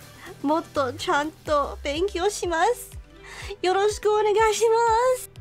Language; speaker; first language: Japanese; non-native, learner; Cantonese